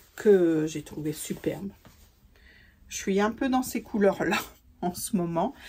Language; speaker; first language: French; native; French